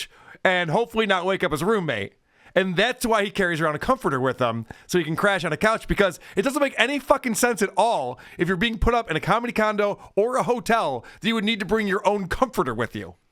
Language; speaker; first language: English; native; English